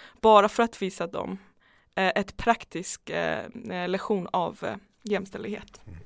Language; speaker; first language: Swedish; non-native, fluent; Persian